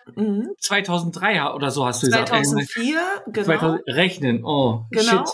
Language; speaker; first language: German; native; German